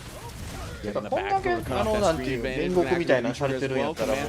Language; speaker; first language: Japanese; native; Japanese